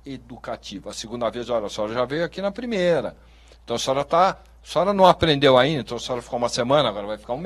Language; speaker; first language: Portuguese; native; Portuguese